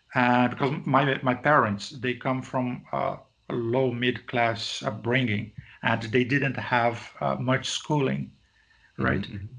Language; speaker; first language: English; non-native, fluent; Portuguese